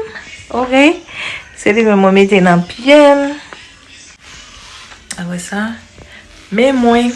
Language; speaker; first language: French; non-native, learner; Haitian Creole